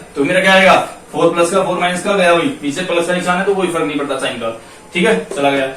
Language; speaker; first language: Hindi; native; Hindi